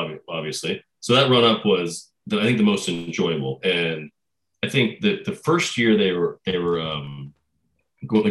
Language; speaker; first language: English; native; English